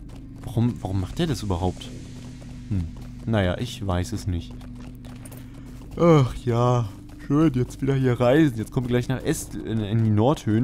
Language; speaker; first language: German; native; German